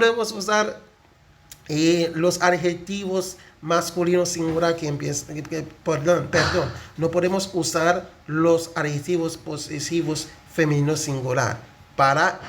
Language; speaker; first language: Spanish; non-native, fluent; Haitian Creole